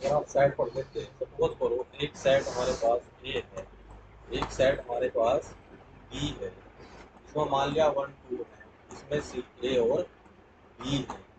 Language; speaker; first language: Hindi; native; Hindi